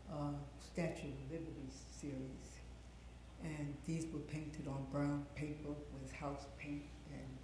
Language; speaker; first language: English; native; English